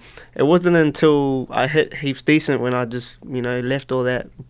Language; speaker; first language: English; native; English